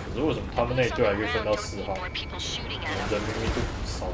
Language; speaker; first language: Chinese; native; Chinese